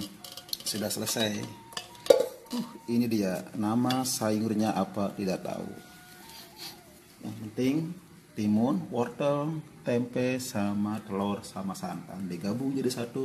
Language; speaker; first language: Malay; non-native, local second language; Sundanese